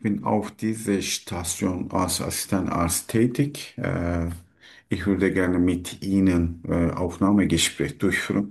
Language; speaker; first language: German; non-native, learner; Turkish